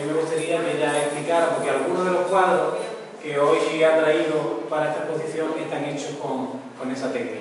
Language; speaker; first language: Spanish; native; Spanish